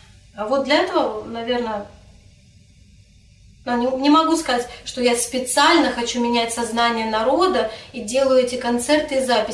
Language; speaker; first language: Russian; non-native, local second language; Crimean Tatar